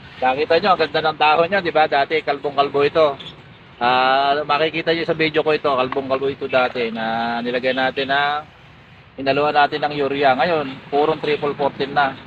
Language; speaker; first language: Filipino; native; Filipino